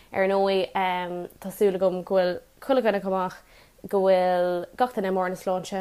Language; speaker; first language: Irish; non-native, local second language; English